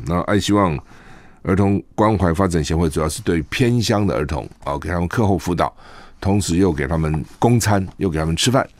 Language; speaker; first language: Chinese; native; Chinese